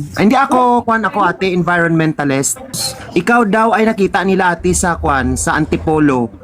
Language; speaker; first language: Filipino; non-native, local second language; Hiligaynon